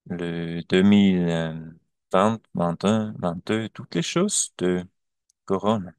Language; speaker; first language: French; non-native, learner; German